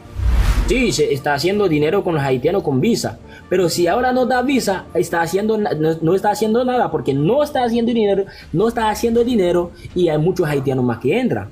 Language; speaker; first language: Spanish; non-native, local second language; Haitian Creole